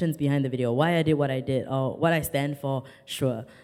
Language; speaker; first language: English; native; English